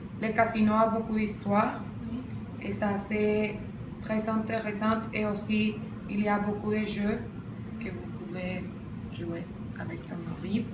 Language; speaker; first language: French; non-native, learner; Spanish